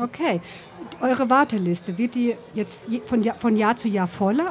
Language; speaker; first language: German; early bilingual, other home language; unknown